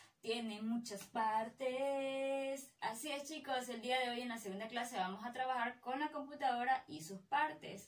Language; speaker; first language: Spanish; native; Spanish